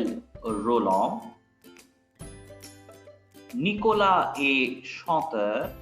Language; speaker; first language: French; non-native, fluent; Bangla